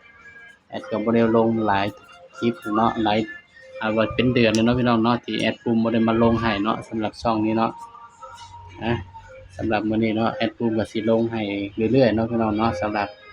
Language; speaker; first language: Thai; non-native, local second language; Lao